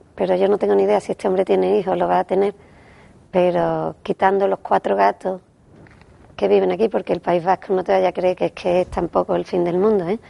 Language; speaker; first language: Spanish; native; Spanish